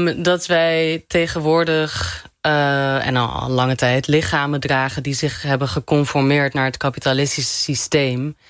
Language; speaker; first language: Dutch; non-native, fluent; Arabic